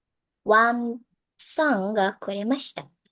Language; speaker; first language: Japanese; non-native, learner; Indonesian